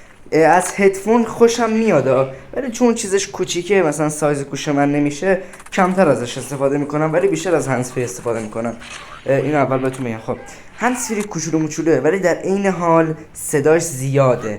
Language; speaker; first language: Persian; native; Persian